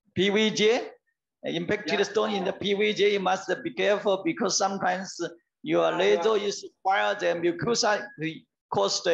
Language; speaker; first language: English; non-native, learner; Chinese